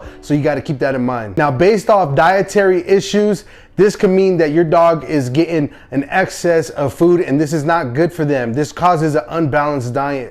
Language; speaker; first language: English; native; English